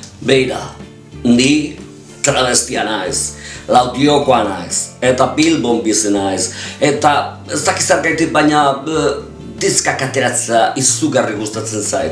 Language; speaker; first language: Basque; non-native, local second language; Spanish